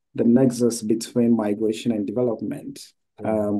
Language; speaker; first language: English; non-native, local second language; Akan